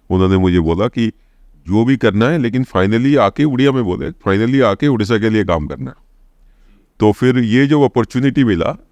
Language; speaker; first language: Hindi; non-native, local second language; Odia